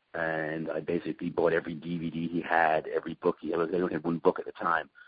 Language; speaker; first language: English; native; English